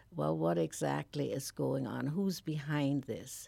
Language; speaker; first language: English; non-native, fluent; German